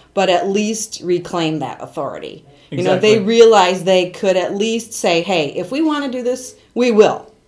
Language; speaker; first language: English; native; English